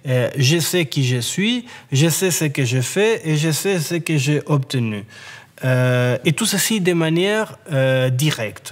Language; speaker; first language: French; native; French